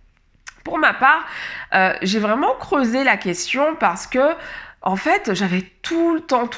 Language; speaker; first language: French; native; French